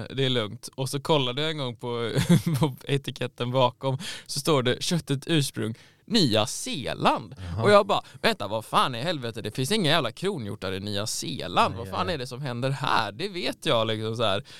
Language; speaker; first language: Swedish; native; Swedish